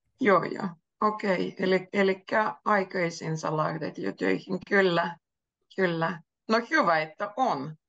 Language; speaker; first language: Finnish; native; Finnish